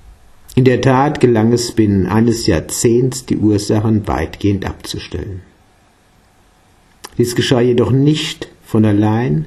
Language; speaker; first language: German; native; German